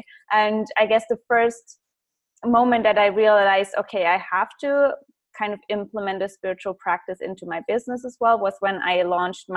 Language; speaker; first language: English; non-native, fluent; German